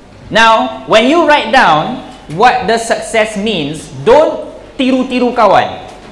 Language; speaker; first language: English; non-native, local second language; Malay